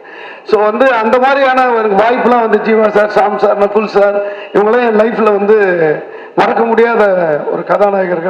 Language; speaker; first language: Tamil; native; Tamil